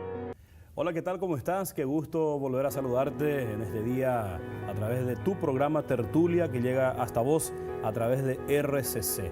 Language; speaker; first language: Spanish; native; Spanish